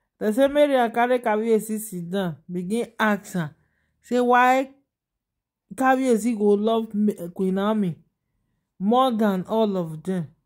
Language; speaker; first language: Nigerian Pidgin; non-native, local second language; Yoruba